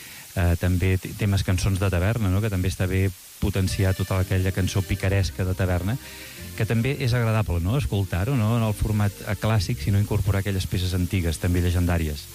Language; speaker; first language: Catalan; native; Catalan